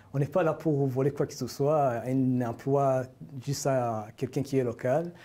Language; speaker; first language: French; non-native, local second language; Rundi